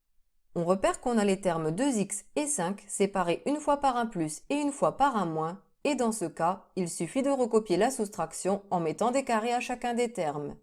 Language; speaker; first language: French; native; French